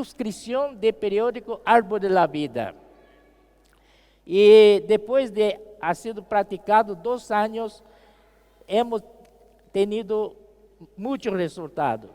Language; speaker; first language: Spanish; non-native, fluent; Portuguese